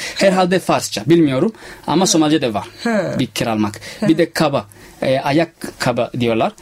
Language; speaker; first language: Turkish; non-native, learner; Somali